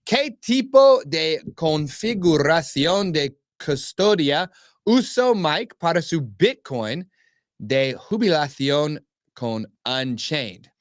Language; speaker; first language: Spanish; non-native, learner; English